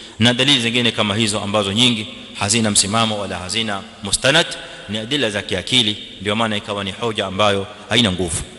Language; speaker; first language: Swahili; native; Swahili